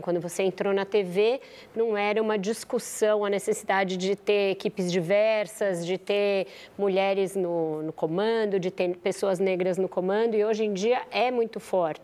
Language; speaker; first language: Portuguese; native; Portuguese